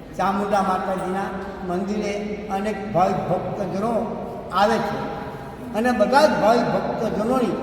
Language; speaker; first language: Gujarati; native; Gujarati